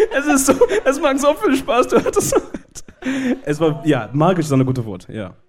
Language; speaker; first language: German; non-native, fluent; Shona